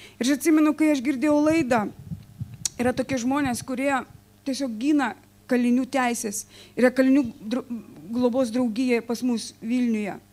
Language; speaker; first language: Lithuanian; non-native, local second language; Russian